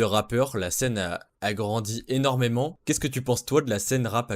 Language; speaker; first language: French; native; French